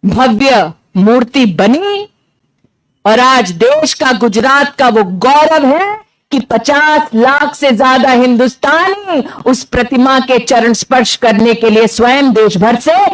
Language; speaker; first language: Hindi; non-native, local second language; Gujarati